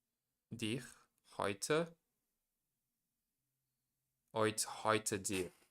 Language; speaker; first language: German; non-native, learner; Portuguese